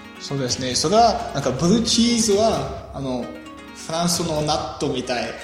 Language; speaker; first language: Japanese; non-native, learner; Bulgarian